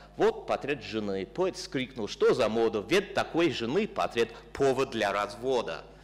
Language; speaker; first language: Russian; non-native, fluent; English